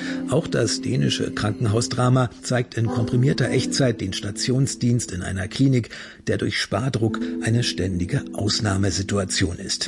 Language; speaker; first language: German; native; German